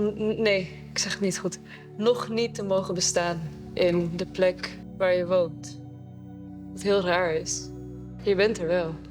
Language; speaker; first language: Dutch; early bilingual, other home language; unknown